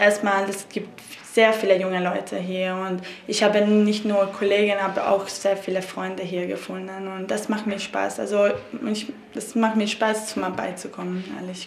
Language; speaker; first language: German; non-native, fluent; Hungarian